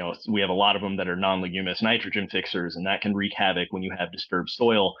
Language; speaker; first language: English; native; English